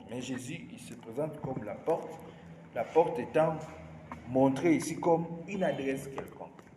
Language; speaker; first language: French; non-native, local second language; Swahili